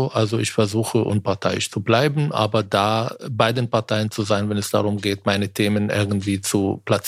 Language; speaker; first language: German; non-native, fluent; Arabic